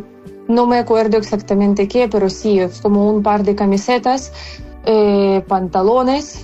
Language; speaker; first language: Spanish; non-native, fluent; Ukrainian